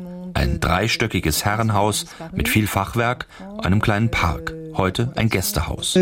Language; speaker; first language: German; native; German